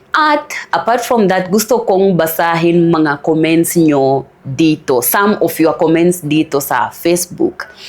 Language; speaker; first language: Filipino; non-native, fluent; Swahili